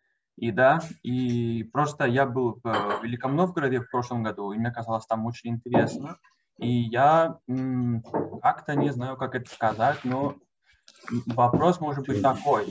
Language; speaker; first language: Russian; non-native, learner; Croatian